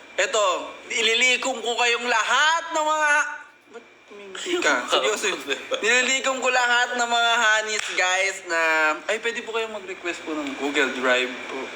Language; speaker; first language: Filipino; non-native, local second language; Cebuano